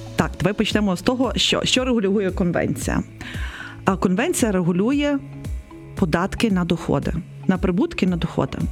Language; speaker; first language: Ukrainian; native; Ukrainian